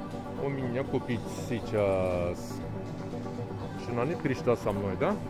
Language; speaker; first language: Russian; non-native, learner; Turkish